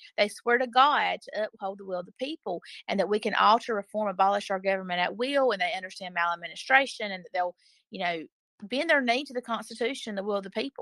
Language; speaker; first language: English; native; English